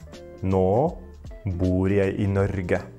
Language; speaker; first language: Norwegian; non-native, fluent; Polish